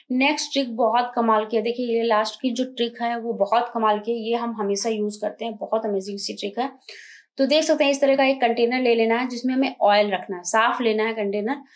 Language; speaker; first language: Hindi; native; Hindi